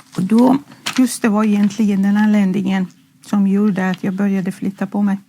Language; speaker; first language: Swedish; non-native, fluent; Persian